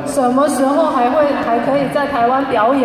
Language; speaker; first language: Chinese; native; Chinese